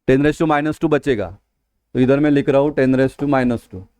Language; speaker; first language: Hindi; non-native, local second language; Marathi